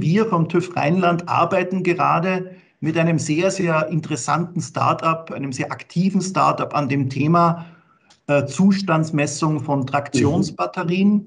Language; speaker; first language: German; native; German